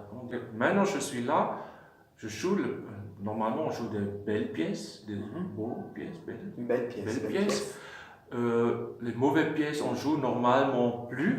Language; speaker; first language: French; non-native, fluent; German